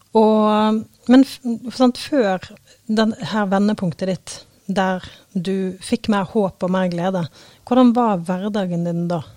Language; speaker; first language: Norwegian; native; Norwegian